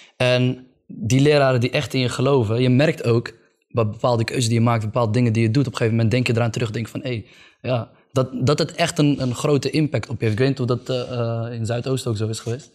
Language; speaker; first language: Dutch; early bilingual, other home language; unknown